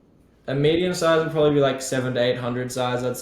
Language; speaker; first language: English; native; English